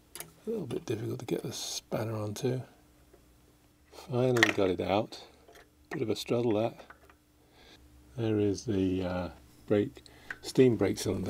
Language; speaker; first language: English; native; English